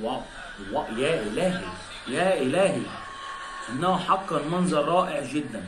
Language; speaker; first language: Arabic; native; Arabic